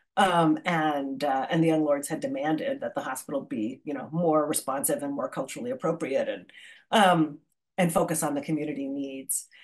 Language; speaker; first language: English; native; English